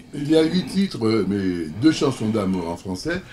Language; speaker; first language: French; native; French